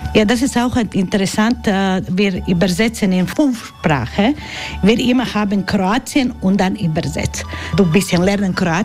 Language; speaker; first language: German; non-native, learner; Croatian